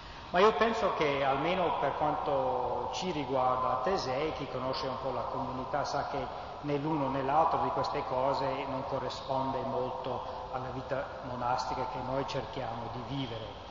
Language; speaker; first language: Italian; non-native, fluent; English